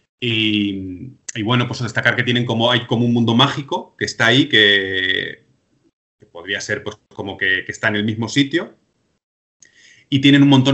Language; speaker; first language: Spanish; native; Spanish